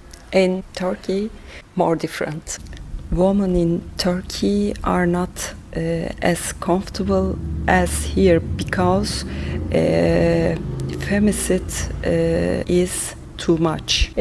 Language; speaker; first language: English; non-native, learner; Turkish